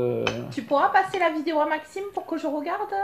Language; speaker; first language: French; native; French